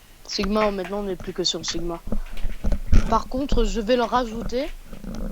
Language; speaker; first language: French; native; French